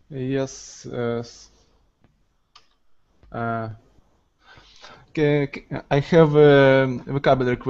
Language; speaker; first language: English; non-native, learner; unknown